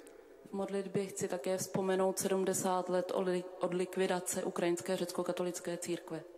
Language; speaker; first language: Czech; non-native, fluent; Ukrainian